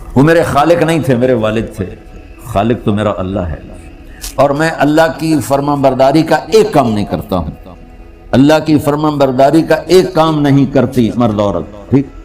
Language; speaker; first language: Urdu; non-native, local second language; Punjabi